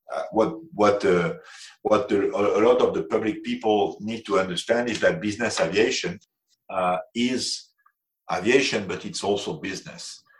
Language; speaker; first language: English; non-native, fluent; French